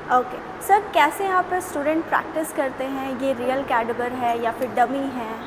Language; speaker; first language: Hindi; native; Hindi